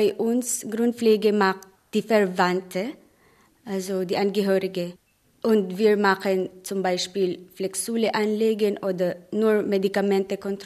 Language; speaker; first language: German; non-native, fluent; Filipino